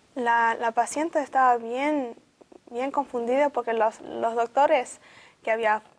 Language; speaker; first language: Spanish; early bilingual, heritage; Spanish